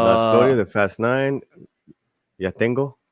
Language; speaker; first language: Spanish; early bilingual, heritage; Spanish